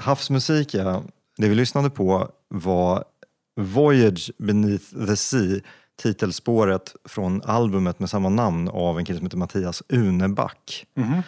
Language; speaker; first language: Swedish; native; Swedish